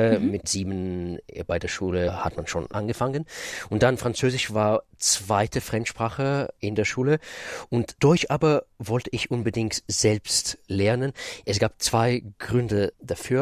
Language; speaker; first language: German; non-native, fluent; Russian